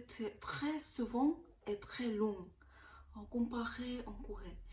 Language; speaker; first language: French; non-native, learner; Korean